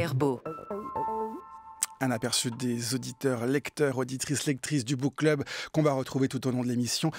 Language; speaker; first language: French; native; French